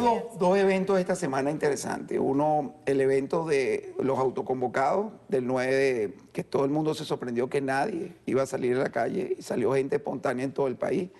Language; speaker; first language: Spanish; native; Spanish